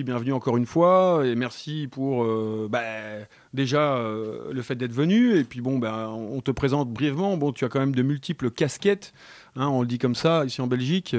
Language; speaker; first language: French; native; French